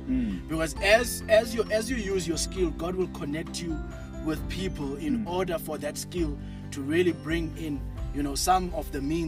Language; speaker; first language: English; non-native, local second language; Xhosa